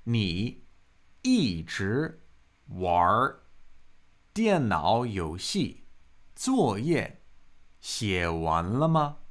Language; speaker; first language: Chinese; non-native, fluent; English